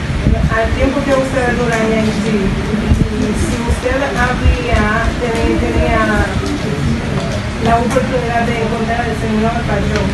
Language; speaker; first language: Spanish; non-native, learner; Haitian Creole